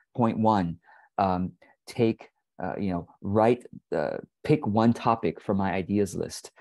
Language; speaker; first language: English; early bilingual, other home language; Chinese